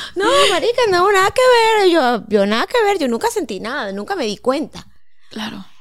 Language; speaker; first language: Spanish; native; Spanish